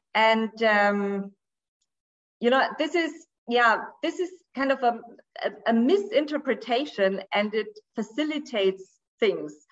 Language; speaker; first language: English; non-native, fluent; Portuguese